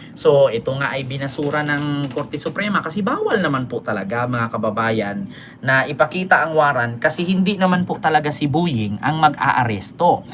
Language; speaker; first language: Filipino; non-native, local second language; Cebuano